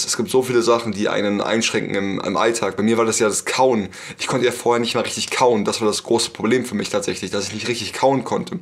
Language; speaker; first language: German; native; German